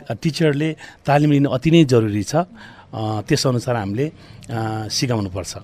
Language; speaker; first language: Nepali; native; Nepali